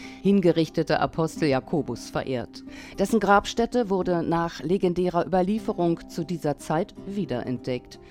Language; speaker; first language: German; native; German